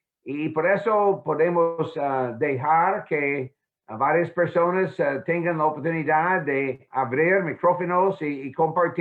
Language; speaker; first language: Spanish; non-native, fluent; English